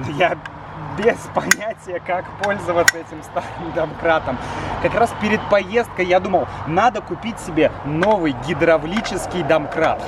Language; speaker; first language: Russian; native; Russian